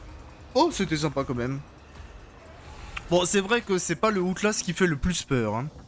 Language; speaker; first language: French; native; French